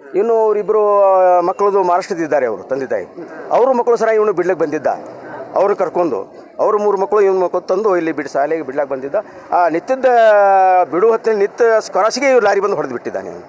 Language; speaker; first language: Kannada; non-native, local second language; Lambadi